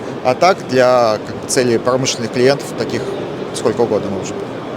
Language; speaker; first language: Russian; native; Russian